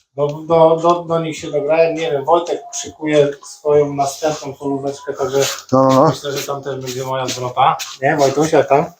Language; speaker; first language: Polish; native; Polish